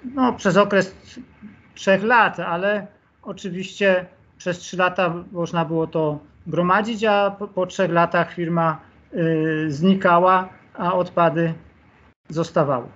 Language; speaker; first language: Polish; native; Polish